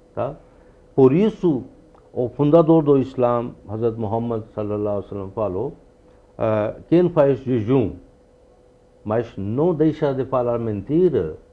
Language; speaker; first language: Portuguese; non-native, fluent; Urdu